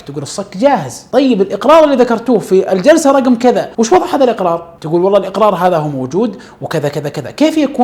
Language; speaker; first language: Arabic; native; Arabic